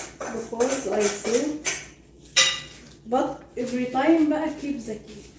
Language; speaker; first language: English; non-native, learner; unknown